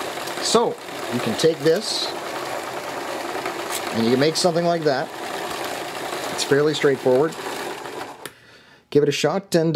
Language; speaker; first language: English; native; English